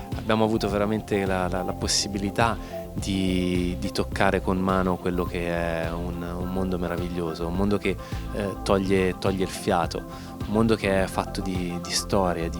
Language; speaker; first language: Italian; native; Italian